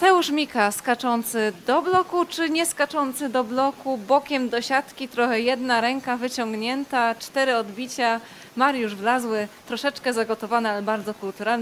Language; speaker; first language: Polish; native; Polish